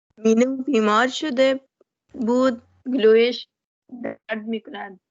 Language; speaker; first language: Persian; non-native, learner; Urdu